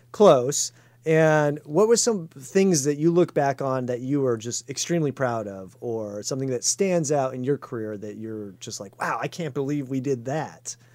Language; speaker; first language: English; native; English